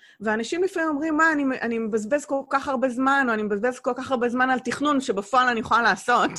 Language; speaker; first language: Hebrew; native; Hebrew